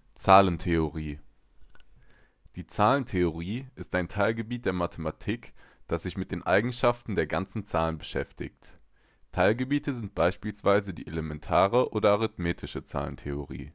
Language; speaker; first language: German; native; German